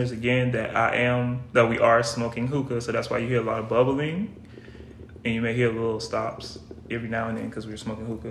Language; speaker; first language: English; native; English